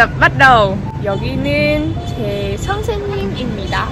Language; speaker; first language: Korean; non-native, learner; Vietnamese